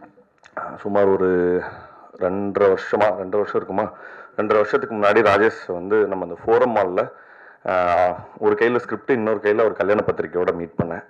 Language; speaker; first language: Tamil; native; Tamil